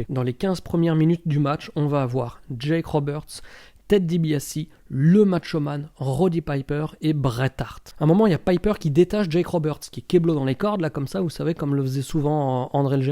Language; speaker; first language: French; native; French